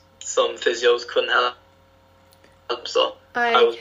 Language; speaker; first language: English; native; English